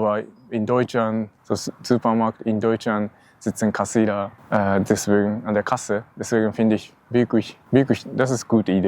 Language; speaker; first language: German; non-native, learner; Japanese